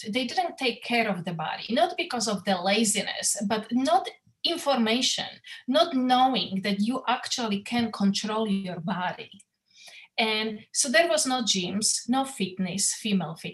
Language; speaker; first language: English; non-native, fluent; Slovak